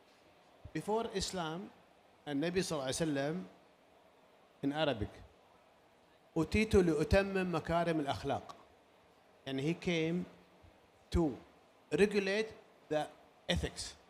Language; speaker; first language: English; non-native, learner; Arabic